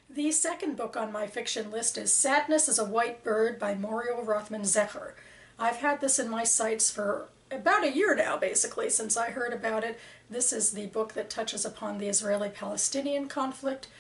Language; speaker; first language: English; native; English